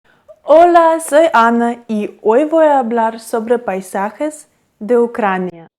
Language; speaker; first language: Spanish; non-native, fluent; Ukrainian